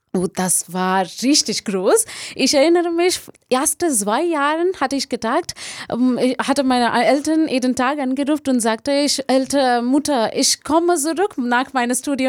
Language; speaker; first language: German; non-native, learner; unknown